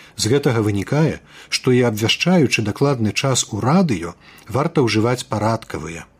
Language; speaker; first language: Belarusian; native; Belarusian